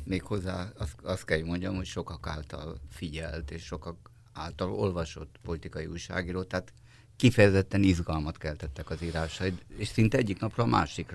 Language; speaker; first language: Hungarian; native; Hungarian